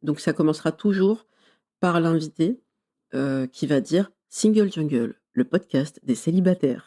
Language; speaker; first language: French; native; French